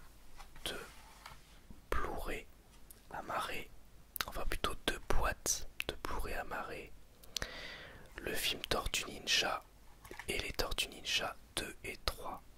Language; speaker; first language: French; native; French